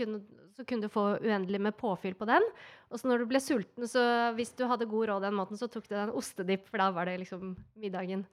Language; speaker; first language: Norwegian; native; Norwegian